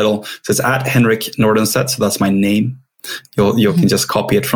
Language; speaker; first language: English; non-native, fluent; Swedish